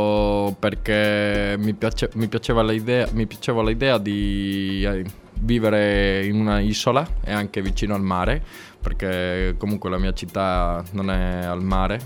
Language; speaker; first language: Italian; non-native, learner; Spanish